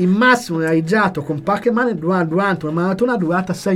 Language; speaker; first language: Italian; native; Italian